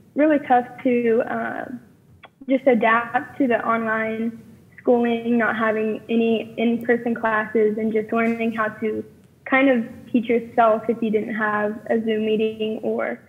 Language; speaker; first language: English; native; English